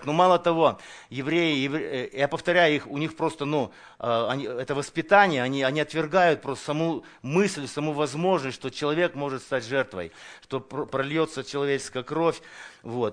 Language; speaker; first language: Russian; native; Russian